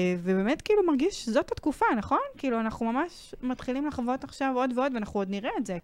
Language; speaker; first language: Hebrew; native; Hebrew